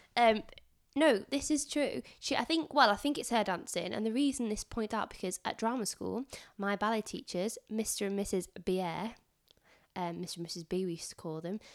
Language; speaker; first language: English; native; English